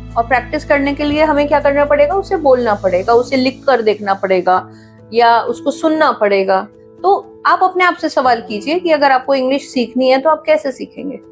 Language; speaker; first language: Hindi; native; Hindi